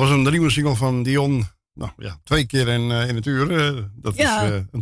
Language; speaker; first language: Dutch; native; Dutch